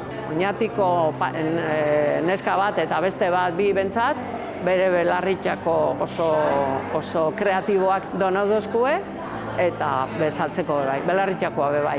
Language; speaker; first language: Basque; native; Basque